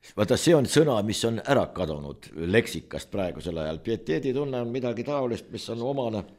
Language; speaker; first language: Estonian; native; Estonian